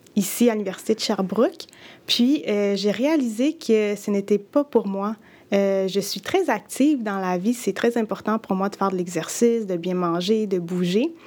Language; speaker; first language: French; early bilingual, other home language; Spanish